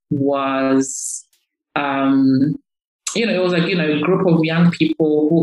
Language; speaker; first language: English; non-native, local second language; Kinyarwanda